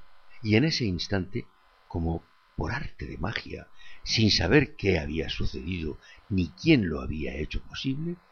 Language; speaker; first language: Spanish; native; Spanish